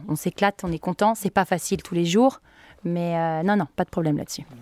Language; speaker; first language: French; native; French